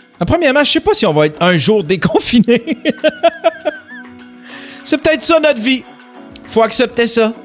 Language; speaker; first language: French; native; French